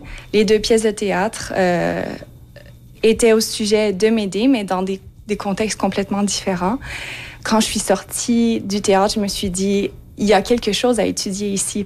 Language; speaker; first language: French; native; French